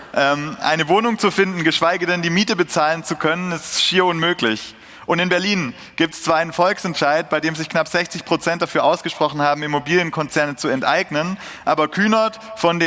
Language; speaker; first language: German; native; German